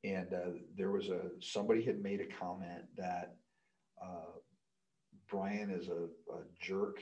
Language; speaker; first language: English; native; English